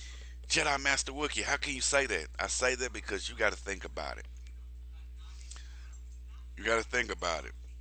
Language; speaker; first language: English; native; English